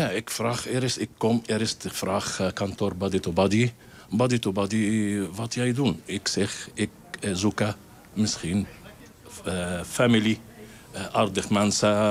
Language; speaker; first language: Dutch; non-native, learner; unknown